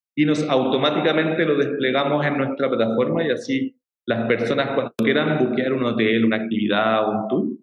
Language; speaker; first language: Spanish; native; Spanish